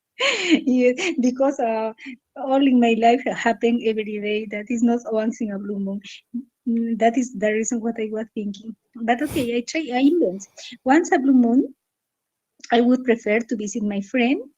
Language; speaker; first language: English; non-native, learner; Spanish